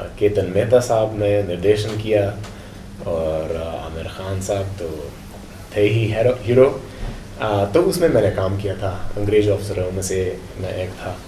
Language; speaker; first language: Hindi; non-native, fluent; English